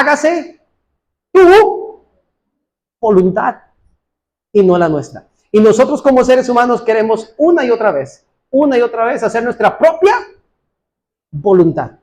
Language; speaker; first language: Spanish; native; Spanish